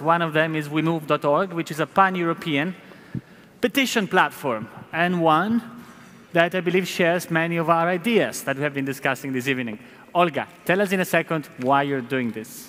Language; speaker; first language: English; non-native, fluent; Italian